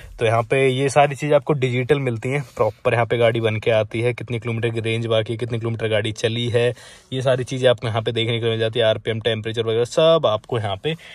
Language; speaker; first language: Hindi; native; Hindi